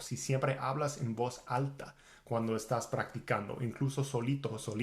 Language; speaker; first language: Spanish; non-native, fluent; English